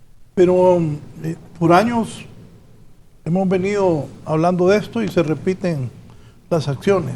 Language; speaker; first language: Spanish; native; Spanish